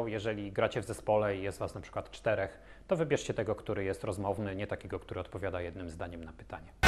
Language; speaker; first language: Polish; native; Polish